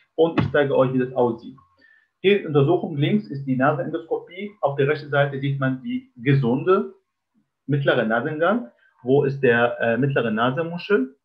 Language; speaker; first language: German; non-native, fluent; Arabic